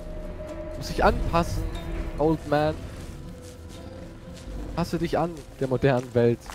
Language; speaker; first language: German; native; German